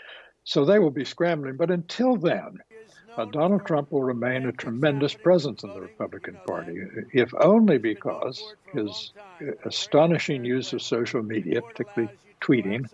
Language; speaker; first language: English; native; English